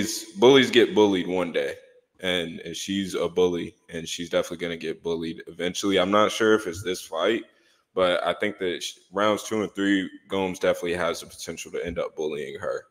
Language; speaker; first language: English; native; English